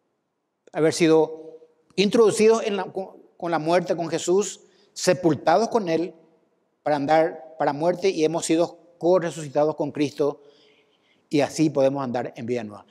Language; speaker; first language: Spanish; native; Spanish